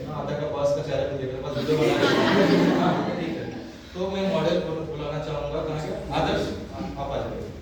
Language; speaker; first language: Hindi; non-native, local second language; Bangla